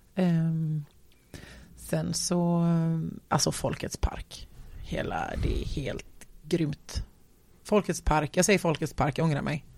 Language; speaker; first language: Swedish; native; Swedish